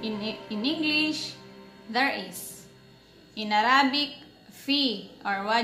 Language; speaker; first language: English; non-native, local second language; Filipino